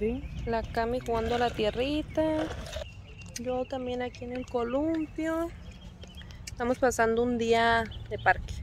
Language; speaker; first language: Spanish; native; Spanish